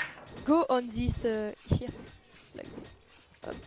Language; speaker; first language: English; non-native, learner; French